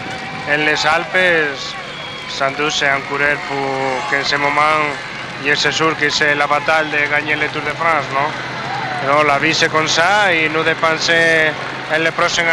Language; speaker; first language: French; non-native, learner; Spanish